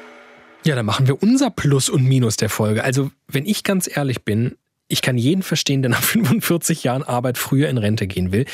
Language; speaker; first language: German; native; German